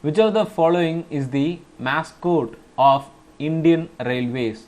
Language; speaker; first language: English; non-native, local second language; Tamil